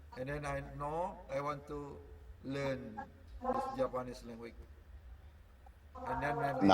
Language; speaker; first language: English; non-native, learner; Sasak